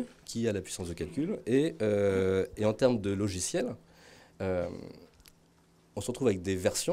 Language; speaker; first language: French; native; French